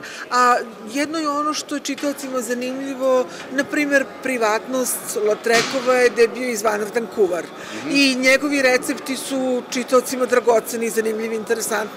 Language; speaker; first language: Serbian; native; Serbian